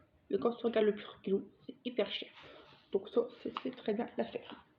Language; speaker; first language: French; native; French